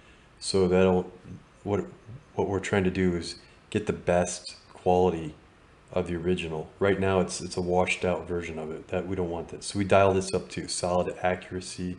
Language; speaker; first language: English; native; English